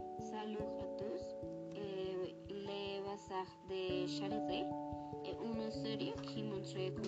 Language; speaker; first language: French; non-native, learner; Spanish